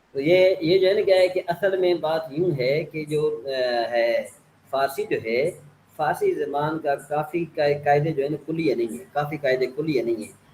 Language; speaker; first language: Urdu; native; Urdu